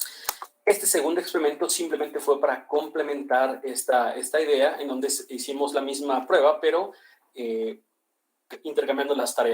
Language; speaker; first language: Spanish; native; Spanish